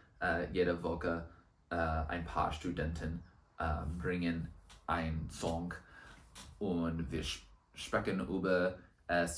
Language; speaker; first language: German; non-native, learner; English